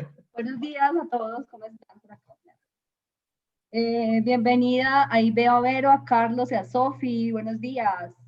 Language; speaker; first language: Spanish; native; Spanish